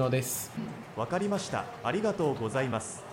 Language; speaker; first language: Japanese; non-native, learner; Portuguese